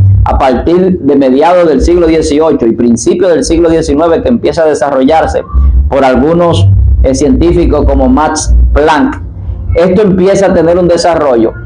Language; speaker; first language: Spanish; native; Spanish